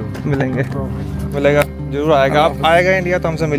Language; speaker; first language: Hindi; native; Hindi